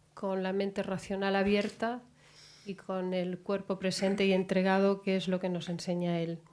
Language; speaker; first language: Spanish; non-native, local second language; Catalan